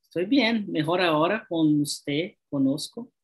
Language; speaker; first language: Spanish; non-native, learner; Portuguese